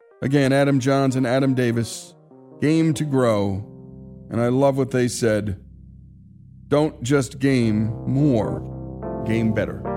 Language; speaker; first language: English; native; English